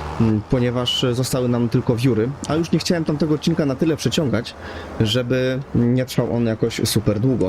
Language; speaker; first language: Polish; native; Polish